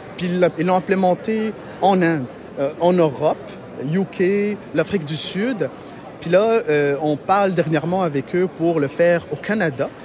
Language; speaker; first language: French; non-native, local second language; Arabic